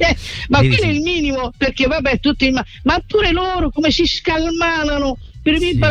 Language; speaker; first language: Italian; native; Italian